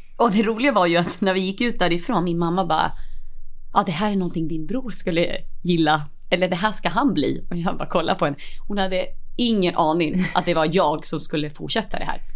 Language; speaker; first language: Swedish; early bilingual, other home language; Spanish